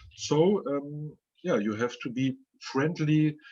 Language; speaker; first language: English; non-native, fluent; German